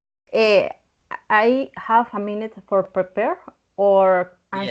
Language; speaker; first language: English; non-native, learner; Spanish